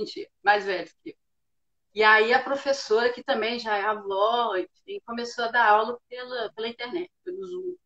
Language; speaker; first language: Portuguese; native; Portuguese